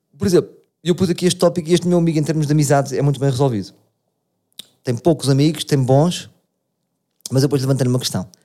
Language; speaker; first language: Portuguese; native; Portuguese